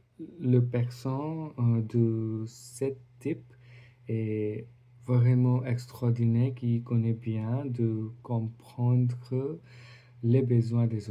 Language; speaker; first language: French; non-native, learner; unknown